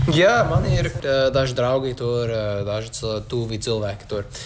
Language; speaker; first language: Latvian; non-native, learner; English